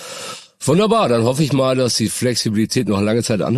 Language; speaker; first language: German; native; German